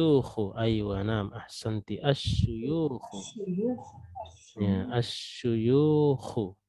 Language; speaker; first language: Arabic; non-native, fluent; Indonesian